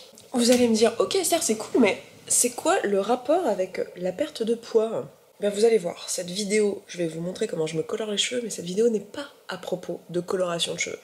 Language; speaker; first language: French; native; French